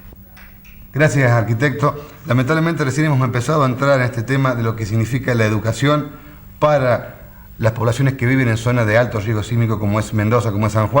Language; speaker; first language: Spanish; native; Spanish